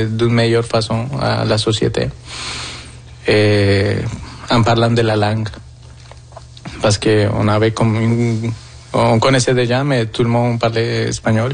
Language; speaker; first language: French; non-native, fluent; Spanish